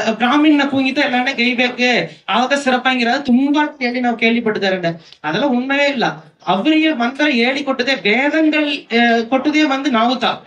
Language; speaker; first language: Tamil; non-native, local second language; Kannada